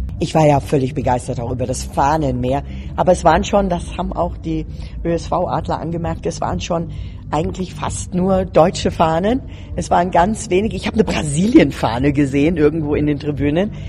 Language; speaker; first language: German; native; German